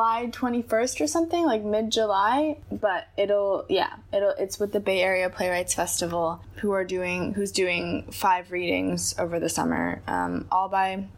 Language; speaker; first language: English; non-native, local second language; Chinese